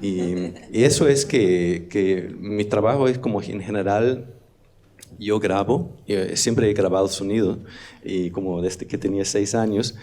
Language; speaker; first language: Spanish; non-native, learner; Danish